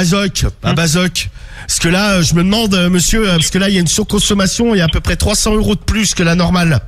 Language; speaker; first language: French; native; French